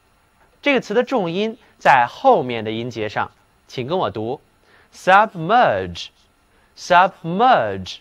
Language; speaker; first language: Chinese; native; Chinese